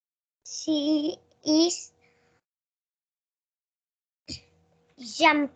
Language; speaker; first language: English; non-native, learner; Vietnamese